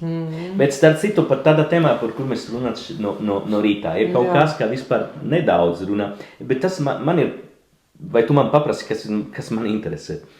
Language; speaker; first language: Latvian; non-native, learner; Italian